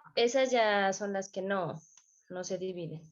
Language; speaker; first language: Spanish; native; Spanish